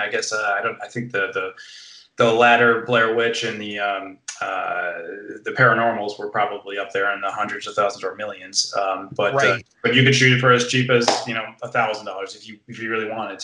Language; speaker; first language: English; native; English